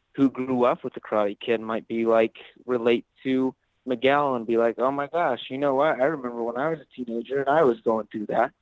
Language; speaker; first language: English; native; English